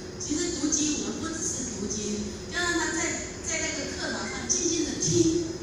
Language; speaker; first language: Chinese; native; Chinese